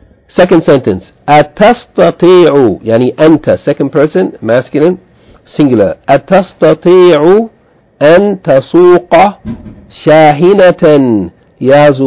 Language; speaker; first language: Arabic; non-native, fluent; English